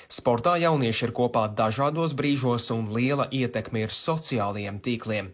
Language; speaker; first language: Latvian; non-native, local second language; Russian